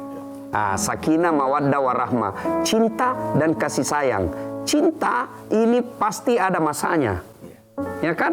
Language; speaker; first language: Indonesian; native; Indonesian